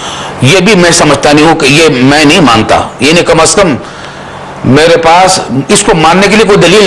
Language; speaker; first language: Urdu; native; Urdu